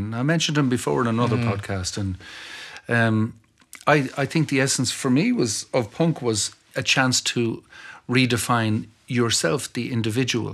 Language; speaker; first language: English; non-native, local second language; Irish